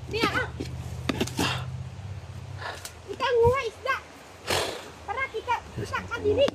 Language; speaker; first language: Cebuano; non-native, local second language; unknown